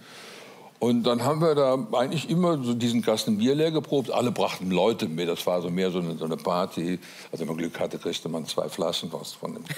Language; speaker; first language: German; native; German